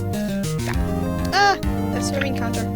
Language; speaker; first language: German; native; German